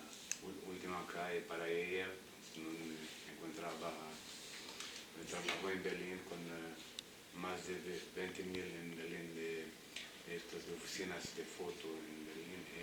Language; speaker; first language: Spanish; non-native, fluent; Italian